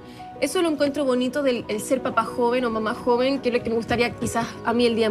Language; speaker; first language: Spanish; native; Spanish